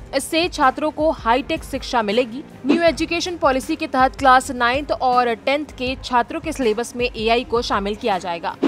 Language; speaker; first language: Hindi; native; Hindi